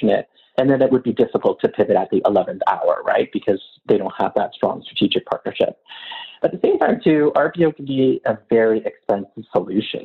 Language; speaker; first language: English; native; English